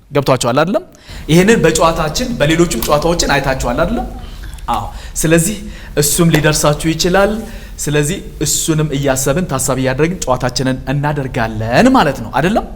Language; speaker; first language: Amharic; native; Amharic